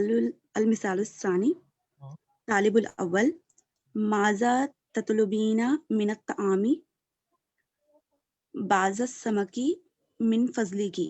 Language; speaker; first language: Arabic; non-native, learner; Urdu